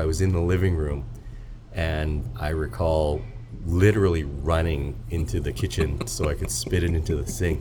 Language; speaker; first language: English; native; English